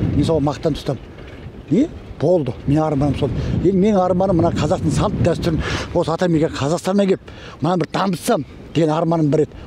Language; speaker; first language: Kazakh; early bilingual, heritage; Kazakh